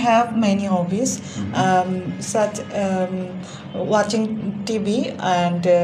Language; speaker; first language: English; non-native, learner; Bangla